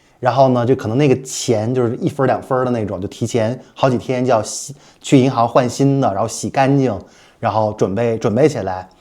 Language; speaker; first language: Chinese; native; Chinese